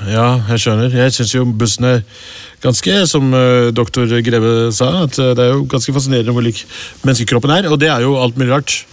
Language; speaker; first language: Norwegian; early bilingual, other home language; Urdu